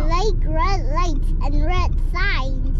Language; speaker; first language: English; early bilingual, other home language; Korean